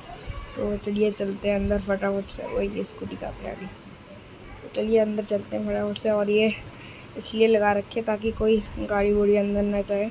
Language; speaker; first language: Hindi; native; Hindi